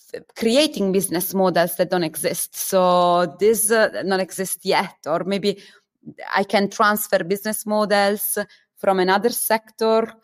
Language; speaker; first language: English; non-native, fluent; Italian